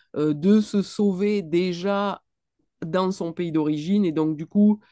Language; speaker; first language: French; native; French